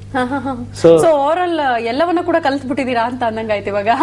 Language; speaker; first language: Kannada; native; Kannada